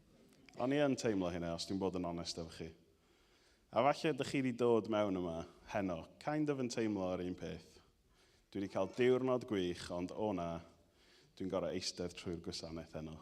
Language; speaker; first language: Welsh; native; Welsh